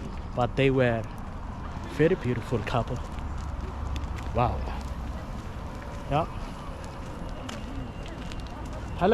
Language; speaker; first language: English; non-native, fluent; Somali